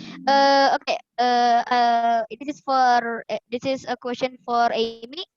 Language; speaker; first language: English; non-native, learner; Indonesian